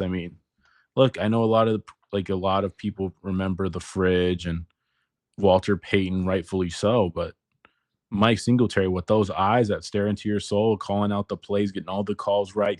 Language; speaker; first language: English; native; English